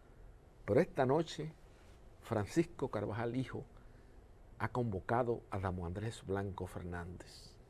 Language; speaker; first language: Spanish; native; Spanish